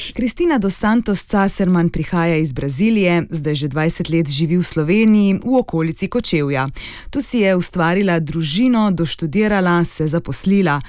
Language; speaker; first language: Slovenian; native; Slovenian